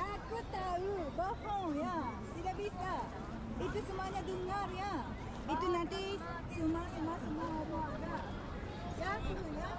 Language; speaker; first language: Indonesian; non-native, learner; Japanese